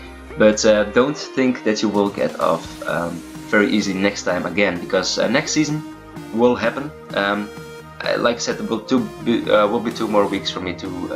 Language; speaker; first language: English; non-native, fluent; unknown